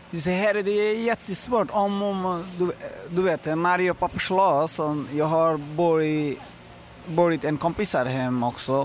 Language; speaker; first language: Swedish; non-native, learner; Bangla